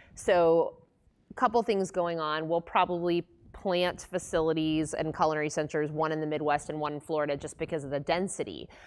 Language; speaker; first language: English; native; English